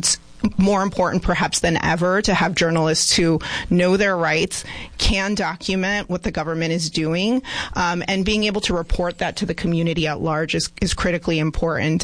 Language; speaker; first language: English; early bilingual, other home language; Spanish